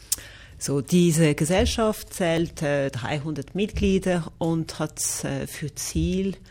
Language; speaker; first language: German; non-native, local second language; French